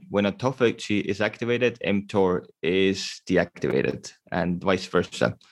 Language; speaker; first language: English; non-native, fluent; Estonian